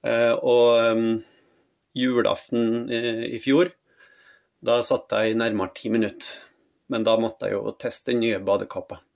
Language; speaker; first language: Norwegian; native; Norwegian